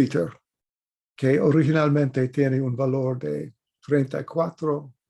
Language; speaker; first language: Spanish; non-native, fluent; English